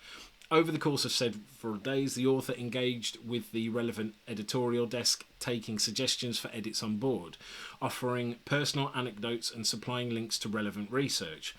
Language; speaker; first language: English; native; English